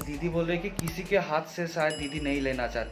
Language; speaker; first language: Hindi; native; Hindi